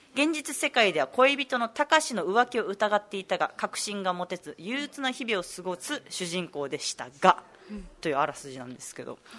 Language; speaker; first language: Japanese; native; Japanese